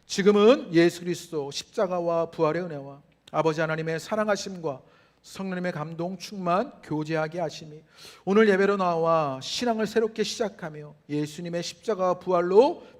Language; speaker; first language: Korean; native; Korean